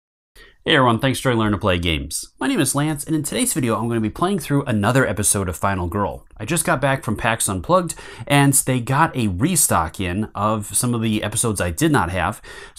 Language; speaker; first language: English; native; English